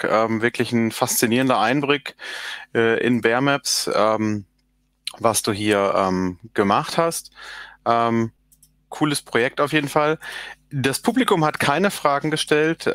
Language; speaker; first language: German; native; German